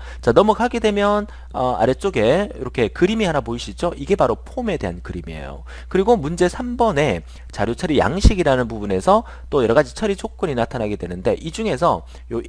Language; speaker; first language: Korean; native; Korean